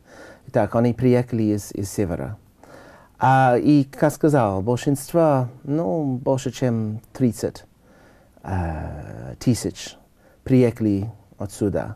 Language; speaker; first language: Russian; non-native, learner; English